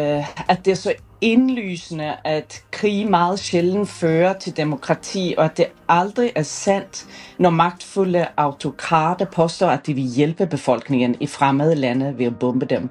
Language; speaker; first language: Danish; early bilingual, other home language; Persian